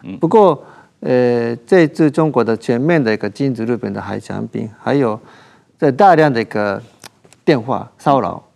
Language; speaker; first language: Chinese; non-native, fluent; Japanese